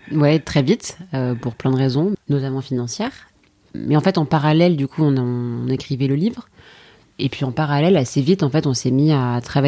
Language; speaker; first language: French; native; French